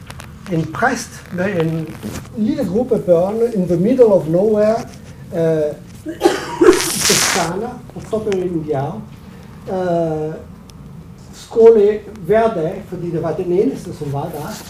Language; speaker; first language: German; non-native, learner; Italian